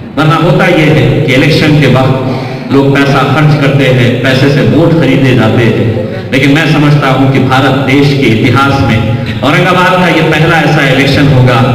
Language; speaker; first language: Urdu; native; Urdu